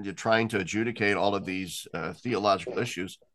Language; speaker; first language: English; native; English